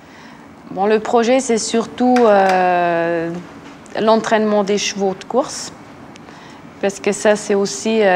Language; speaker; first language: French; non-native, local second language; Swiss German